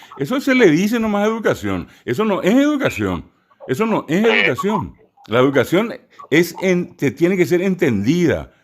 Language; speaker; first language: Spanish; non-native, local second language; Guarani